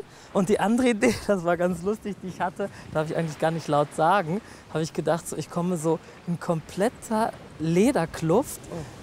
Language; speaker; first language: German; native; German